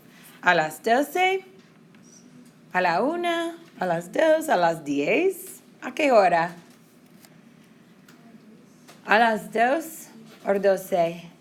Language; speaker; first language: Spanish; non-native, fluent; English